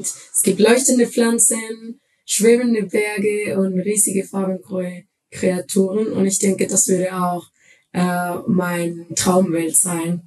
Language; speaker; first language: German; non-native, fluent; Spanish